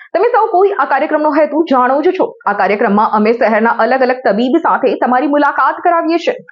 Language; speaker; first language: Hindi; non-native, local second language; Gujarati